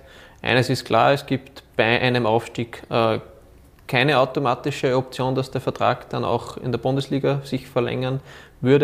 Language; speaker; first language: German; native; German